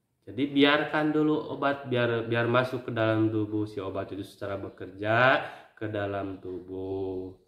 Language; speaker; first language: Indonesian; native; Indonesian